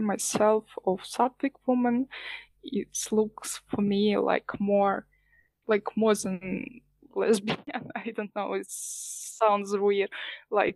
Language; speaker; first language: English; non-native, learner; Ukrainian